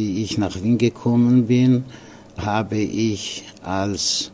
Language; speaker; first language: German; non-native, fluent; Aramaic